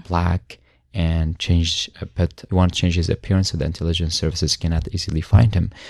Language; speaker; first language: English; non-native, fluent; Arabic